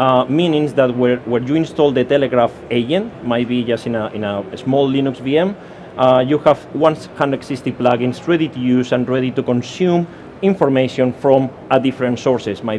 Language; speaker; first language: English; non-native, fluent; Spanish